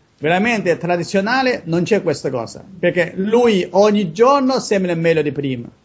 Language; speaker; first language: Italian; non-native, learner; Chinese